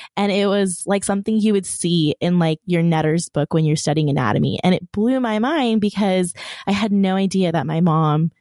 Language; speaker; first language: English; early bilingual, other home language; Persian